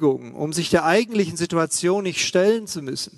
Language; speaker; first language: German; native; German